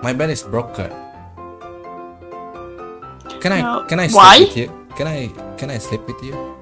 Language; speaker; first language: English; non-native, learner; Indonesian